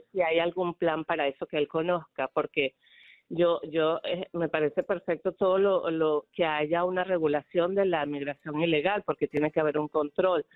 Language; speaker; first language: Spanish; native; Spanish